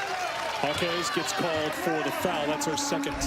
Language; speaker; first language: English; native; English